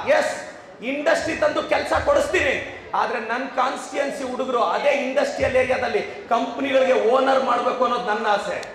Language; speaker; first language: Kannada; non-native, local second language; Telugu